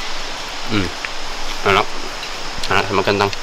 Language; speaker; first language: Indonesian; non-native, fluent; English